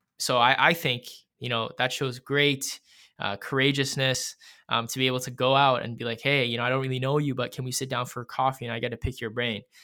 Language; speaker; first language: English; native; English